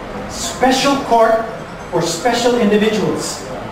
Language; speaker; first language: English; native; English